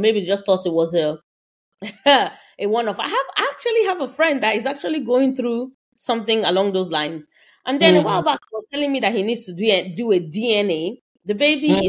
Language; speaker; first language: English; non-native, local second language; Yoruba